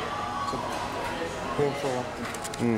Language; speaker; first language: Japanese; native; Japanese